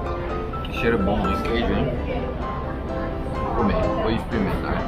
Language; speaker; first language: Portuguese; non-native, learner; Korean